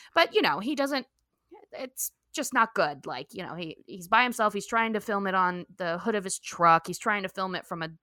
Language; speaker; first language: English; native; English